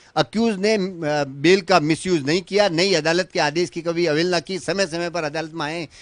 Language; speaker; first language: Hindi; native; Hindi